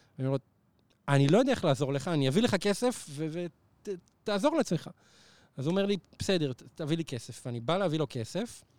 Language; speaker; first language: Hebrew; native; Hebrew